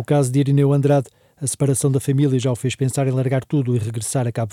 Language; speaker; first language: Portuguese; native; Portuguese